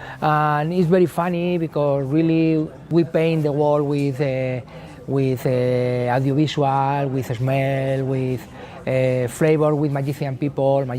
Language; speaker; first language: English; non-native, learner; Spanish